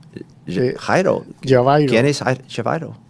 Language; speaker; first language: Spanish; non-native, learner; English